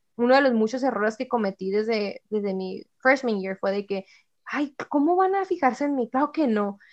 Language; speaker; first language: Spanish; native; Spanish